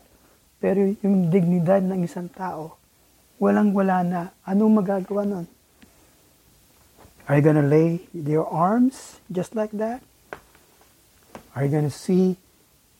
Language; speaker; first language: English; non-native, local second language; Filipino